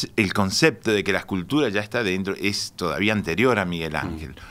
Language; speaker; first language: Spanish; native; Spanish